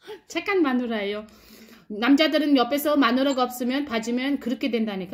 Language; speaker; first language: Korean; non-native, fluent; Uzbek